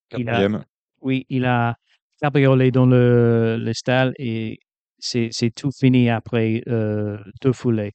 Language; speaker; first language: French; non-native, fluent; English